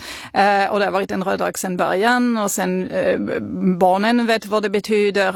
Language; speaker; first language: Swedish; non-native, fluent; French